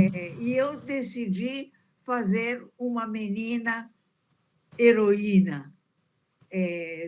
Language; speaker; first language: Portuguese; early bilingual, other home language; Italian